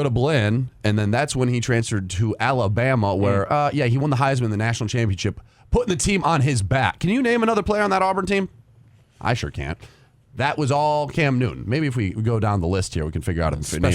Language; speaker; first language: English; native; English